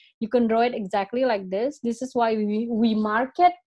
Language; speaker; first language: English; non-native, fluent; Indonesian